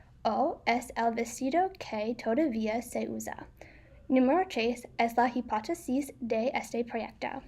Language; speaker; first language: Spanish; non-native, learner; English